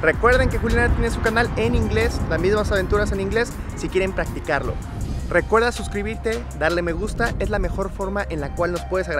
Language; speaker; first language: Spanish; native; Spanish